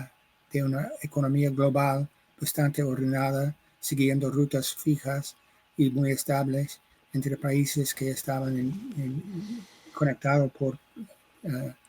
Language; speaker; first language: Spanish; non-native, fluent; English